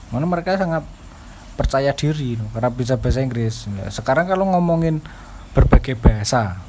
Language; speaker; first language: Indonesian; non-native, local second language; Javanese